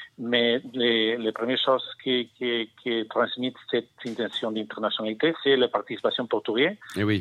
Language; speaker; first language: French; non-native, learner; Spanish